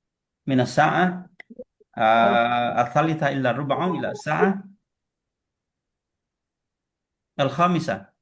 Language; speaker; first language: Arabic; non-native, fluent; Indonesian